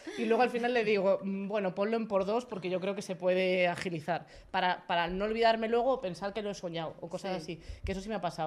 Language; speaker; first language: Spanish; native; Spanish